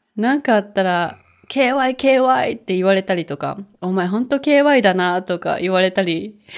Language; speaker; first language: Japanese; native; Japanese